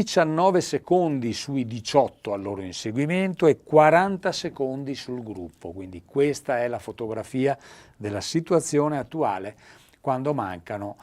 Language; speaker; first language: Italian; native; Italian